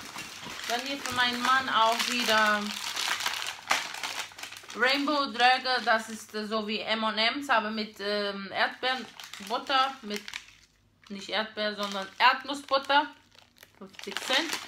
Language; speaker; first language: German; non-native, fluent; Portuguese